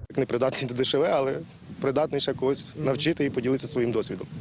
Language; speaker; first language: Ukrainian; native; Ukrainian